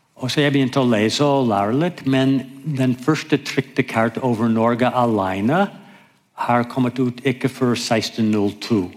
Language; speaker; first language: Norwegian; non-native, fluent; English